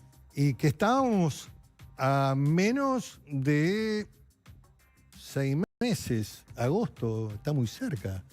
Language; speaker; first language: Spanish; native; Spanish